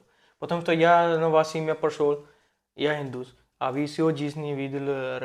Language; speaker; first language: Russian; non-native, learner; Hindi